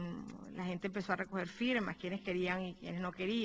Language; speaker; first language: Spanish; native; Spanish